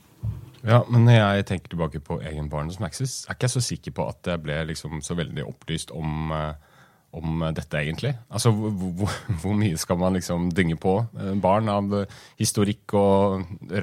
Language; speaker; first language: Norwegian; native; Norwegian